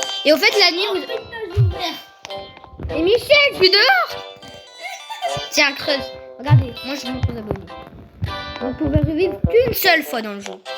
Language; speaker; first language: French; native; French